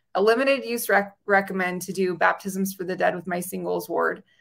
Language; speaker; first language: English; native; English